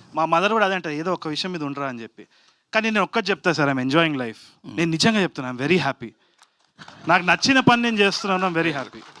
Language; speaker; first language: Telugu; native; Telugu